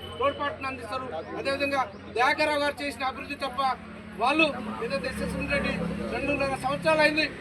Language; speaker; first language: Telugu; non-native, local second language; Lambadi